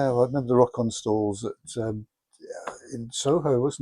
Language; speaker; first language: English; native; English